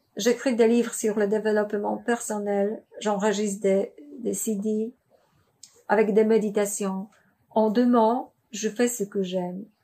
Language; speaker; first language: French; non-native, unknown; Polish